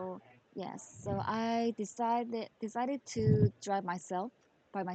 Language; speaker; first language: English; non-native, learner; Korean